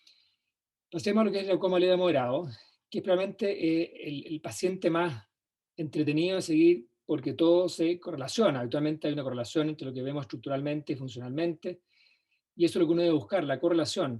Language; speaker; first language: Spanish; native; Spanish